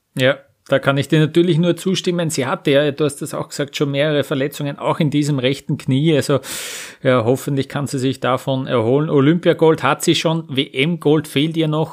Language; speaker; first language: German; native; German